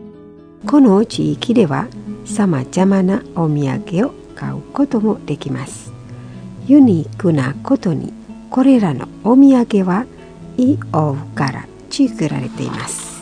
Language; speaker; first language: Japanese; non-native, fluent; Indonesian